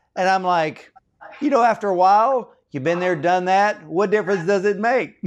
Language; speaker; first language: English; native; English